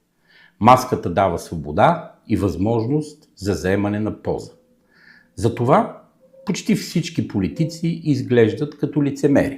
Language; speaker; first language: Bulgarian; native; Bulgarian